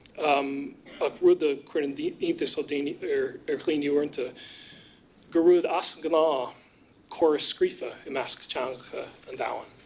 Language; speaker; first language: Irish; non-native, fluent; English